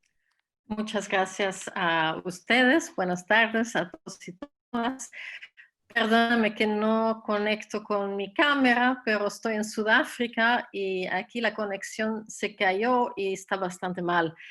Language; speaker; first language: Spanish; non-native, fluent; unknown